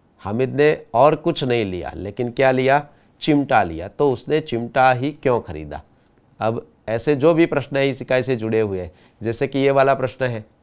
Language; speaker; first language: Hindi; non-native, local second language; Gujarati